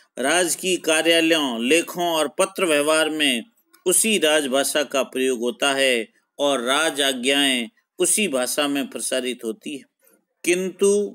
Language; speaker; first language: Hindi; native; Hindi